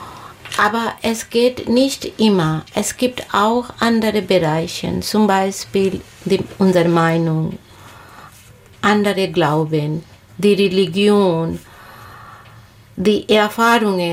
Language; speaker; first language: German; non-native, learner; Bangla